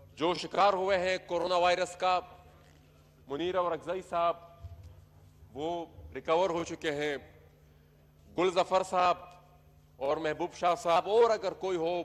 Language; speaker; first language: Urdu; non-native, local second language; Pashto